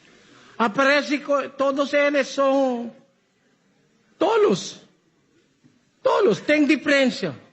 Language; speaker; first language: Portuguese; non-native, learner; Filipino